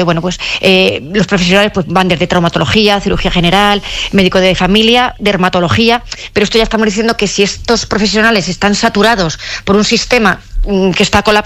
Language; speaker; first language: Spanish; native; Spanish